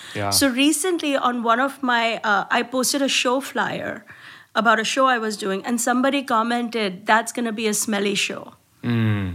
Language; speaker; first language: English; non-native, local second language; Gujarati